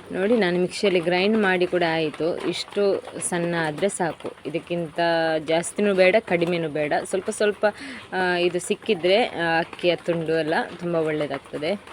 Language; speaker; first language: Kannada; non-native, local second language; Tulu